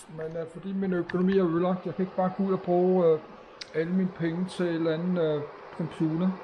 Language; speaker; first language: Danish; native; Danish